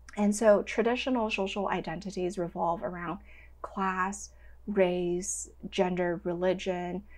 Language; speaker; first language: English; non-native, local second language; Cantonese